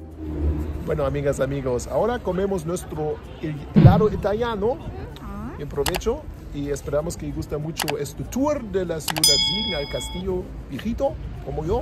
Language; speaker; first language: Spanish; non-native, learner; German